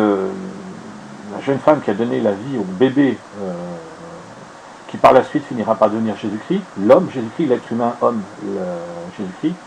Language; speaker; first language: French; native; French